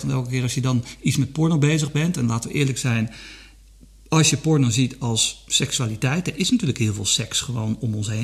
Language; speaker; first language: Dutch; native; Dutch